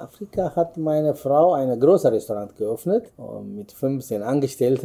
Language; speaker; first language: German; non-native, learner; Amharic